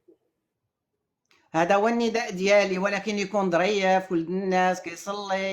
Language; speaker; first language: Arabic; native; Arabic